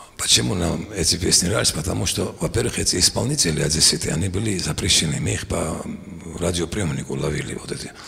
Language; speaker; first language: Russian; non-native, local second language; Georgian